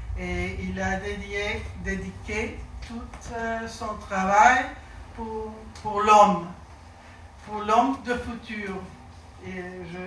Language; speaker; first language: French; non-native, learner; Spanish